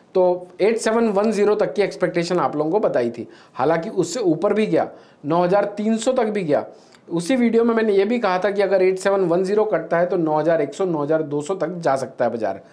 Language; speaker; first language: Hindi; native; Hindi